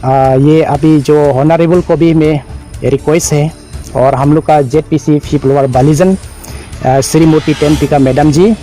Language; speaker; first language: Hindi; non-native, local second language; Karbi